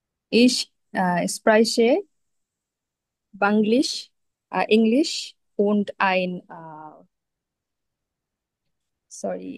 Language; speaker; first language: German; non-native, learner; Bangla